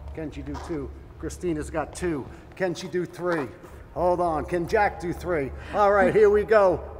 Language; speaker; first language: English; native; English